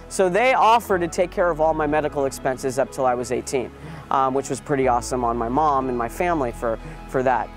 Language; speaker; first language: English; native; English